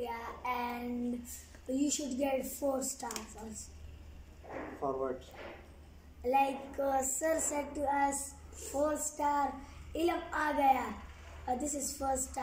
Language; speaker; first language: English; non-native, learner; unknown